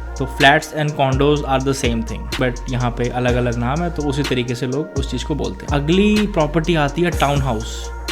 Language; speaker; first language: Hindi; non-native, local second language; Punjabi